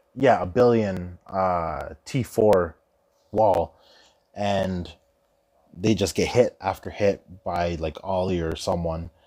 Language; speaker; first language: English; early bilingual, other home language; Spanish